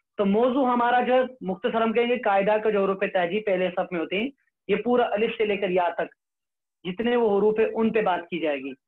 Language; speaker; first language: Urdu; non-native, local second language; Kashmiri